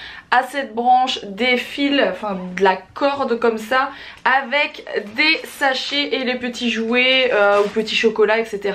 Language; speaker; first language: French; native; French